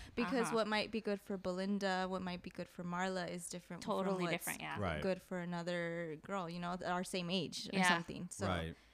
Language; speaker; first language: English; native; English